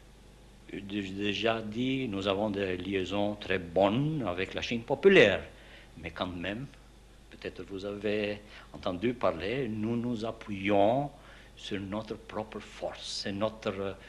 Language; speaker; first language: French; non-native, fluent; Albanian